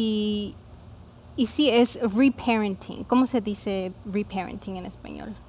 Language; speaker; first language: Spanish; early bilingual, heritage; Spanish